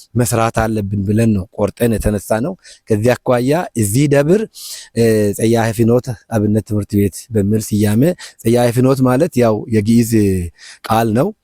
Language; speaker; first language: Amharic; non-native, local second language; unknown